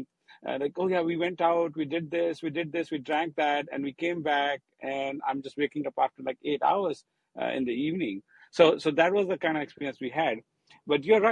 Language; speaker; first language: English; non-native, local second language; Hindi